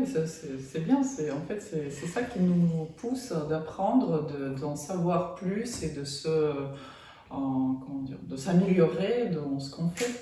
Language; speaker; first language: French; non-native, fluent; Russian